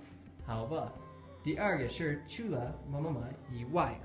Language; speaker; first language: Chinese; non-native, learner; English